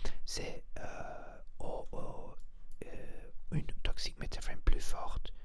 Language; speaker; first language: French; non-native, learner; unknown